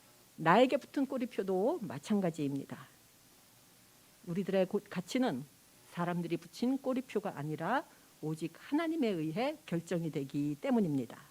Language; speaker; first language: Korean; native; Korean